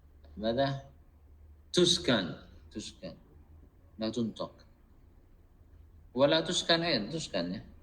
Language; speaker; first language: Arabic; non-native, fluent; Indonesian